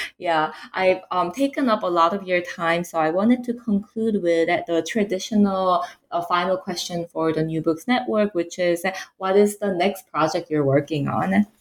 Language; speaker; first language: English; native; English